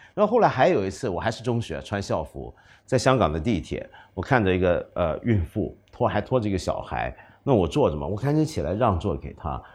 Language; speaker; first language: Chinese; non-native, local second language; Cantonese